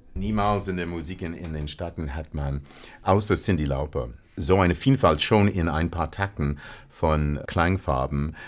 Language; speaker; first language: German; non-native, fluent; English